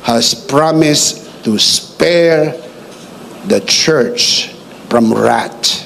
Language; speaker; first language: English; non-native, local second language; Filipino